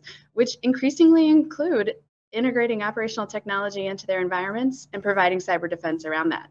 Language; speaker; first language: English; native; English